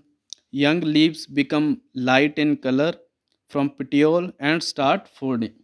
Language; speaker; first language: English; non-native, local second language; Punjabi